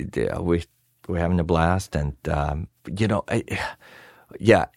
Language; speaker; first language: English; non-native, fluent; Russian